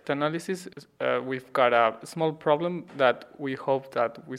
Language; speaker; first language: English; non-native, learner; Spanish